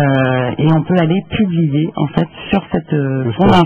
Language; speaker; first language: French; native; French